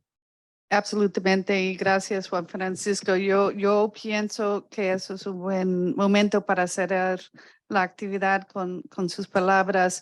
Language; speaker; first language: Spanish; non-native, fluent; English